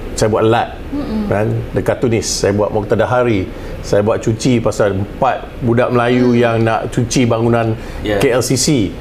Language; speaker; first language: Malay; native; Malay